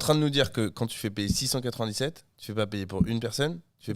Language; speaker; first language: French; native; French